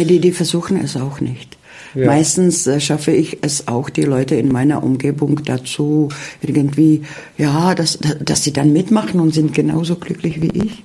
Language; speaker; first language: German; early bilingual, heritage; Czech